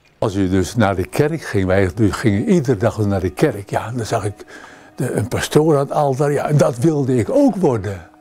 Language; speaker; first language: Dutch; native; Dutch